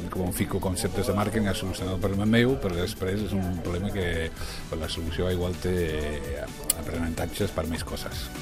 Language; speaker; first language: Catalan; non-native, fluent; English